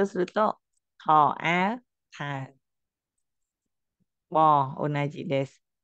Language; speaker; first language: Japanese; non-native, fluent; Khmer